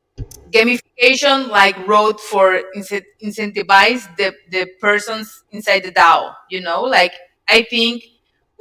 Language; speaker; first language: English; non-native, learner; Spanish